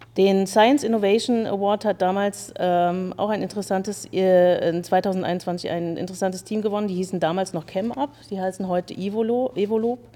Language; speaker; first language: German; native; German